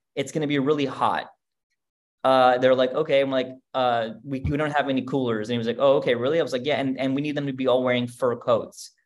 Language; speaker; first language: English; native; English